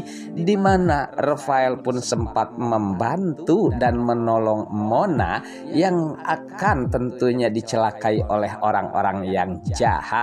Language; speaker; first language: Indonesian; native; Indonesian